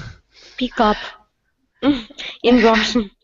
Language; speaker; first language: English; non-native, learner; Russian